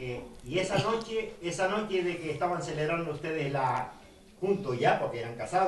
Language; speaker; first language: Spanish; native; Spanish